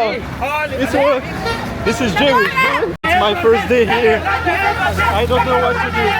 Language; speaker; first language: English; non-native, learner; French